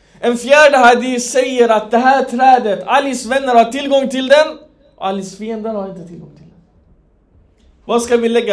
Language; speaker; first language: Swedish; non-native, fluent; Persian